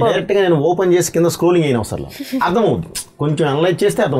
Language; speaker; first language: Telugu; native; Telugu